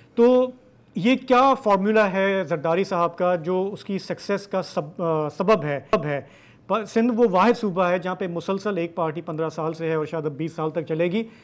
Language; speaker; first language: Urdu; non-native, local second language; Sindhi